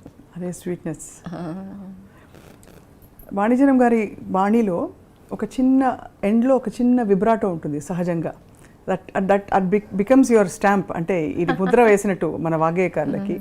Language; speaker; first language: Telugu; native; Telugu